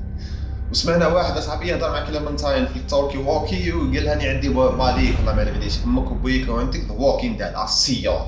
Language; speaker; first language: Arabic; native; Arabic